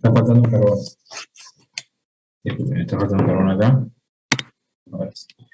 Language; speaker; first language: Spanish; native; Spanish